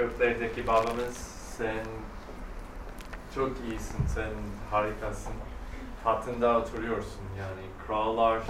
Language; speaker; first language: Turkish; non-native, fluent; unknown